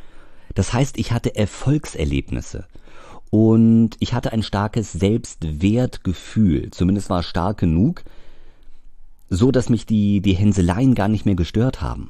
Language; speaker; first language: German; native; German